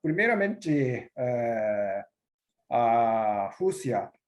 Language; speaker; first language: Portuguese; non-native, learner; Japanese